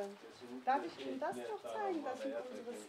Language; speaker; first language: German; non-native, local second language; Turkish